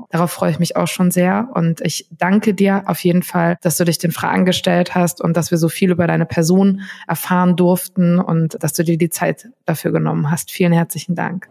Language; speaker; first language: German; native; German